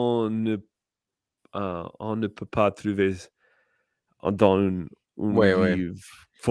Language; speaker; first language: French; non-native, learner; English